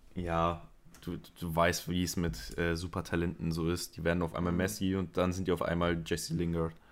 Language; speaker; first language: German; early bilingual, other home language; Spanish